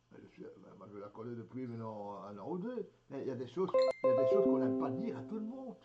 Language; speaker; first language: French; native; French